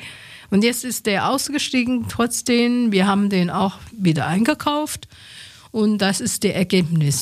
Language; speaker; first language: German; non-native, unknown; Chinese